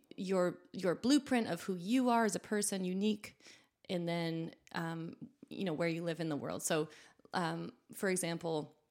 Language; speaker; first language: English; native; English